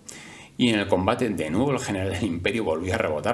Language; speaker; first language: Spanish; native; Spanish